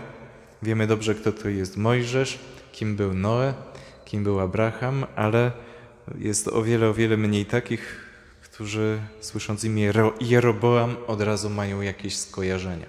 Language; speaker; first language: Polish; native; Polish